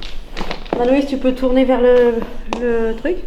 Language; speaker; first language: French; native; French